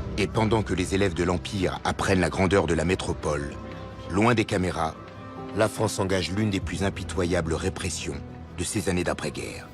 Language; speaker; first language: French; native; French